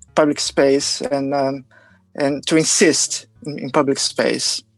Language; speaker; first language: English; non-native, fluent; Portuguese